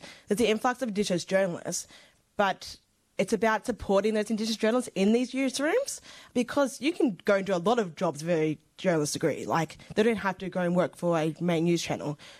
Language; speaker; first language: English; native; English